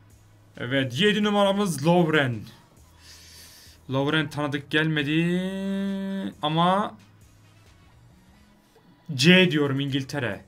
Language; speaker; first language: Turkish; native; Turkish